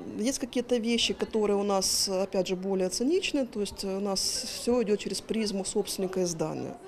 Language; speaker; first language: Russian; native; Russian